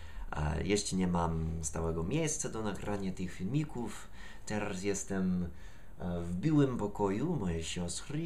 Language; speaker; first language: Polish; non-native, learner; English